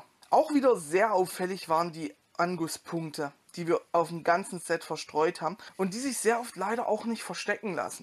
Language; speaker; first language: German; native; German